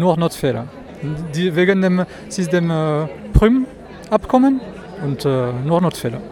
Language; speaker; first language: German; non-native, learner; French